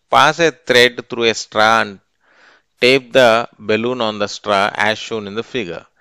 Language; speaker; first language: English; non-native, local second language; Telugu